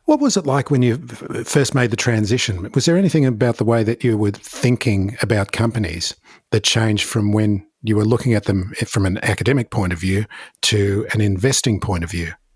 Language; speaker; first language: English; native; English